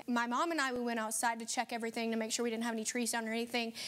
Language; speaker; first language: English; native; English